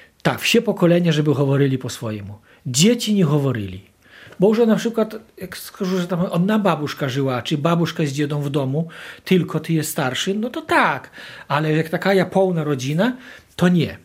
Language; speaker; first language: Polish; non-native, local second language; Ukrainian